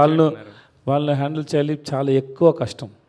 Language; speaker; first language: Telugu; non-native, learner; Tamil